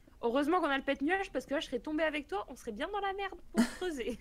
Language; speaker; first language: French; native; French